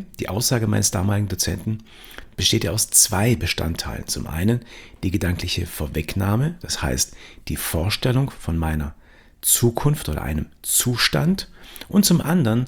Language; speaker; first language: German; native; German